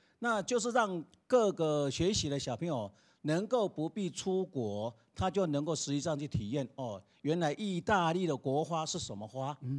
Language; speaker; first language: Chinese; native; Chinese